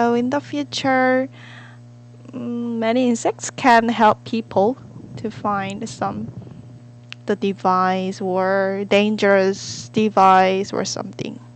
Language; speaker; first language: English; non-native, learner; Korean